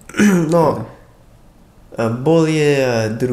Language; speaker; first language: Russian; non-native, learner; English